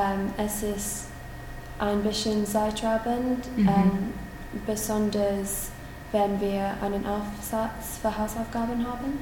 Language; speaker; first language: German; non-native, learner; English